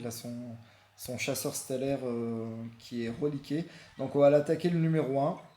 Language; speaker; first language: French; native; French